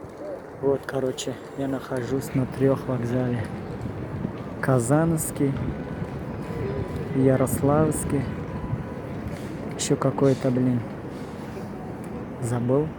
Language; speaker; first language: Russian; non-native, learner; Tajik